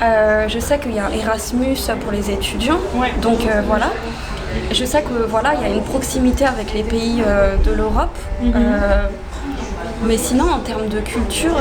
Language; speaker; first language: French; early bilingual, other home language; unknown